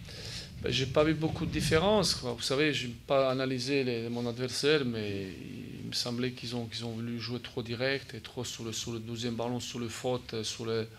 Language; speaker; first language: French; native; French